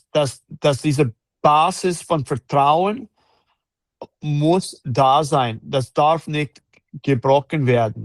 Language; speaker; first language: German; non-native, fluent; English